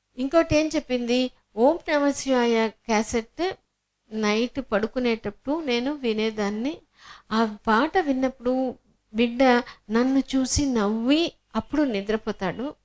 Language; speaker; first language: Telugu; native; Telugu